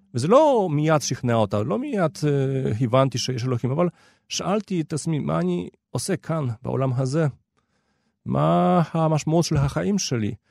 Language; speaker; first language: Hebrew; non-native, fluent; Polish